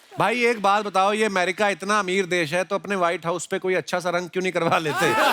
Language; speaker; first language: Hindi; non-native, local second language; Punjabi